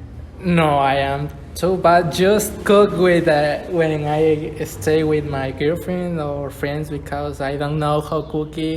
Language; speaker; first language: English; non-native, learner; Spanish